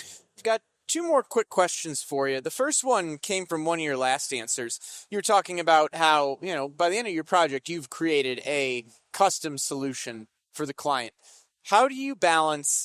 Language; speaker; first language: English; native; English